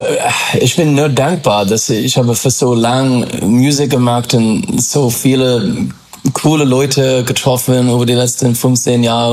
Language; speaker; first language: German; non-native, learner; English